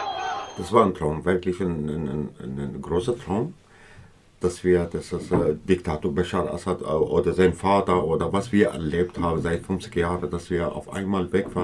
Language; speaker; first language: German; non-native, learner; Kurdish